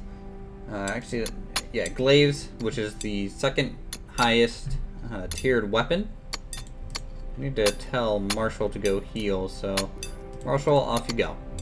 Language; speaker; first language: English; native; English